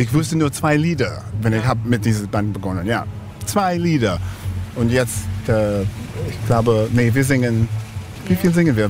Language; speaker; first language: German; non-native, fluent; English